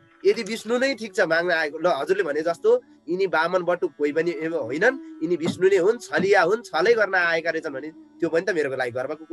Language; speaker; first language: Nepali; native; Nepali